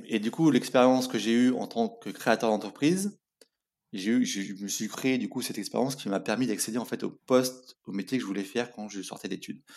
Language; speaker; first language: French; native; French